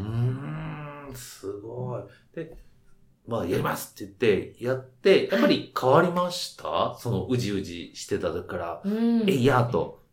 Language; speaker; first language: Japanese; native; Japanese